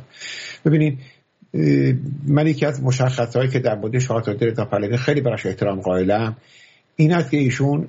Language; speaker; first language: Persian; native; Persian